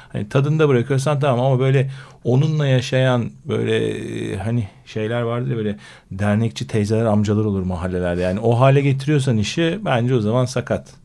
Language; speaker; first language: Turkish; native; Turkish